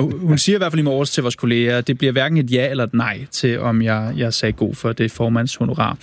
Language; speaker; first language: Danish; native; Danish